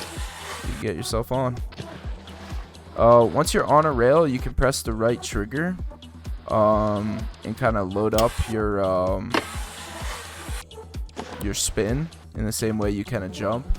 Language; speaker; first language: English; native; English